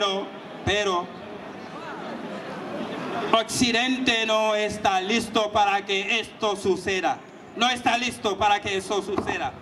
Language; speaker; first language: Spanish; non-native, fluent; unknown